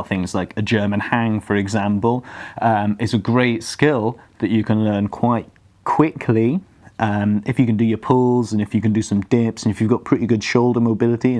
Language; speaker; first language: English; native; English